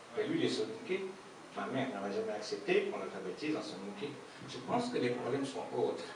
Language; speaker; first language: French; non-native, local second language; Soninke